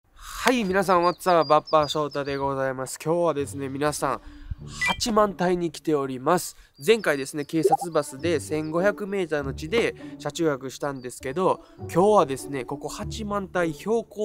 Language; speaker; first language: Japanese; native; Japanese